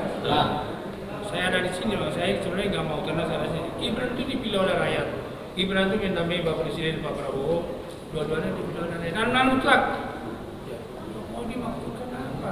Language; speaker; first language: Indonesian; non-native, local second language; Tetum